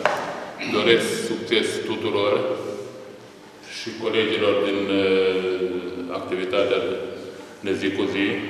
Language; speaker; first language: Romanian; native; Romanian